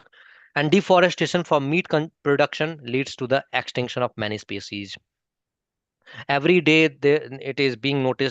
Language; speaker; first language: English; non-native, local second language; Hindi